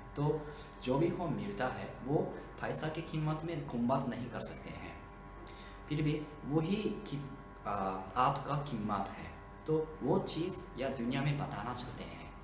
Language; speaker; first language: Hindi; non-native, fluent; Japanese